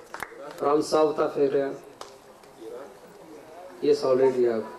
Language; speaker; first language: English; non-native, local second language; Marathi